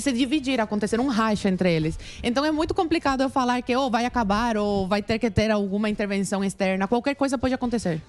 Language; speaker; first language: Portuguese; non-native, fluent; Spanish